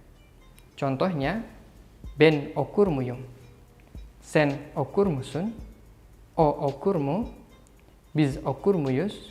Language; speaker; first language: Turkish; non-native, learner; Indonesian